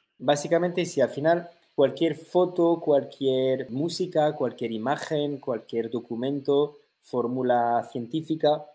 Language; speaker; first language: Spanish; native; Spanish